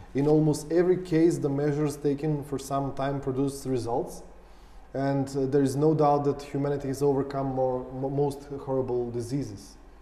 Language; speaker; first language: English; non-native, fluent; Macedonian